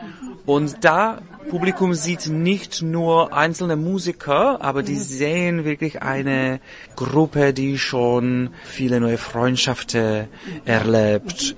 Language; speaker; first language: German; non-native, learner; Czech